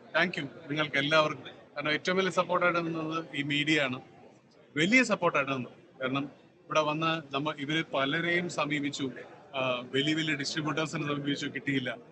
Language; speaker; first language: Malayalam; native; Malayalam